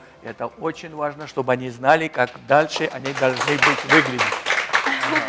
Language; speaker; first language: Russian; non-native, fluent; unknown